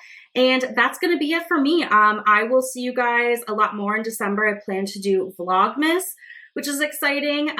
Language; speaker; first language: English; native; English